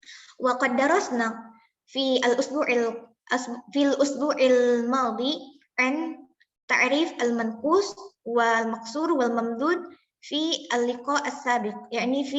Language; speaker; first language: Arabic; non-native, learner; Indonesian